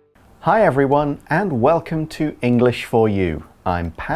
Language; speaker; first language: English; native; English